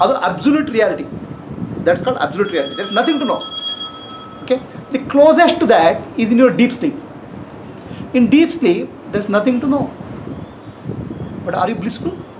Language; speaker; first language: English; non-native, local second language; Kannada